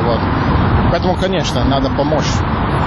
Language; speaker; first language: Russian; non-native, learner; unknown